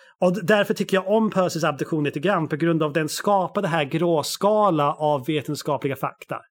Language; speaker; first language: Swedish; non-native, fluent; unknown